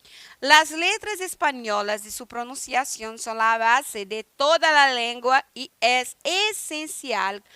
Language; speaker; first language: Spanish; non-native, fluent; Portuguese